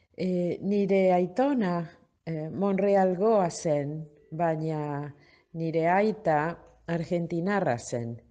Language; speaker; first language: Basque; non-native, learner; Spanish